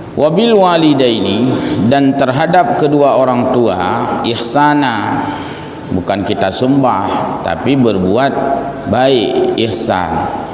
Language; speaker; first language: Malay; non-native, local second language; Achinese